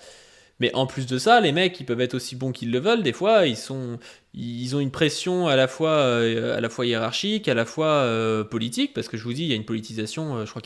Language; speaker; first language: French; native; French